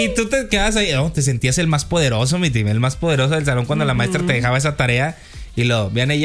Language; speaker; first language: Spanish; native; Spanish